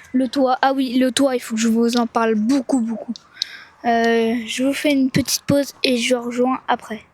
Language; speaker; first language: French; native; French